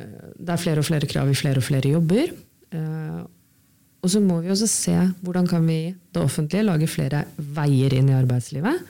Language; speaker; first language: Norwegian; native; Norwegian